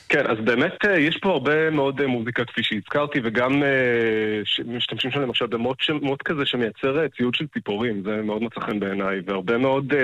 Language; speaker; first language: Hebrew; native; Hebrew